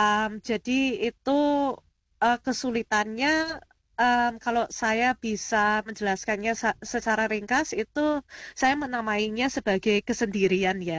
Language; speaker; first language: Indonesian; early bilingual, heritage; Indonesian